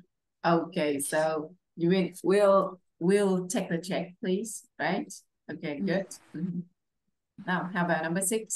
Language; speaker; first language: English; non-native, fluent; Vietnamese